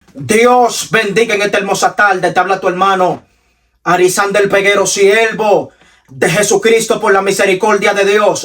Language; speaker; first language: Spanish; native; Spanish